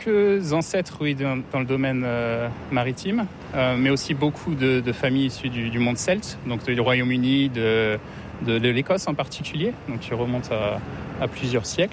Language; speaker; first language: French; native; French